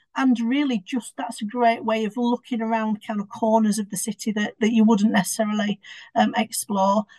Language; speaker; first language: English; native; English